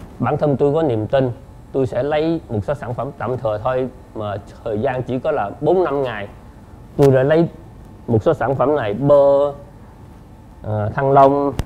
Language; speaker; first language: Vietnamese; non-native, local second language; Chinese